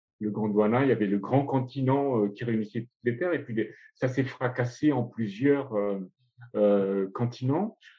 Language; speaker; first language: French; non-native, local second language; Malagasy